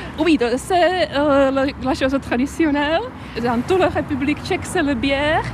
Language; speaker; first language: French; non-native, fluent; Czech